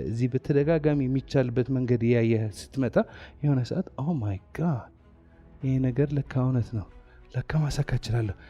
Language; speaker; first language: Amharic; non-native, local second language; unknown